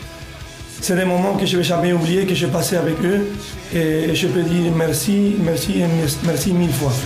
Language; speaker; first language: French; non-native, fluent; Spanish